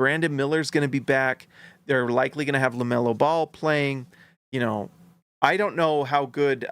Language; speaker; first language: English; native; English